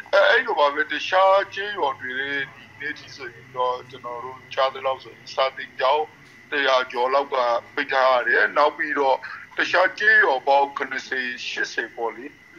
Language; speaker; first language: Burmese; native; Burmese